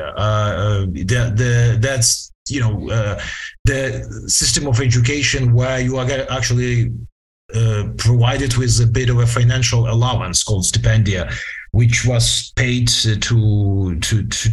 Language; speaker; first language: English; non-native, fluent; Ukrainian